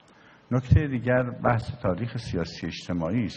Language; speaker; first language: Persian; native; Persian